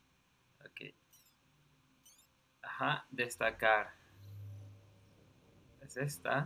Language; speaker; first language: Spanish; native; Spanish